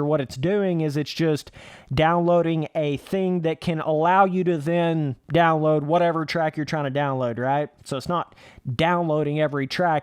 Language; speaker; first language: English; native; English